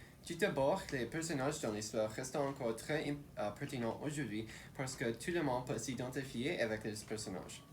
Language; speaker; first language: French; non-native, local second language; English